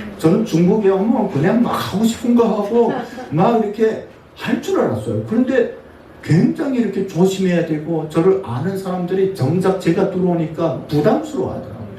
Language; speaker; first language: Korean; native; Korean